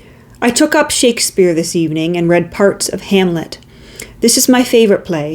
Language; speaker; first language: English; native; English